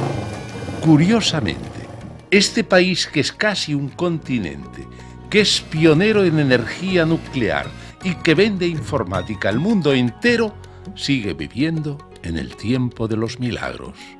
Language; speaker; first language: Spanish; native; Spanish